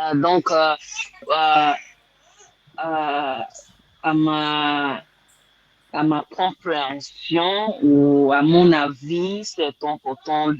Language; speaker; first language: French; non-native, learner; English